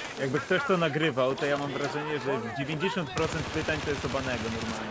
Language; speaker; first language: Polish; native; Polish